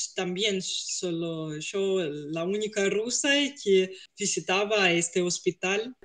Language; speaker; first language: Spanish; non-native, fluent; Russian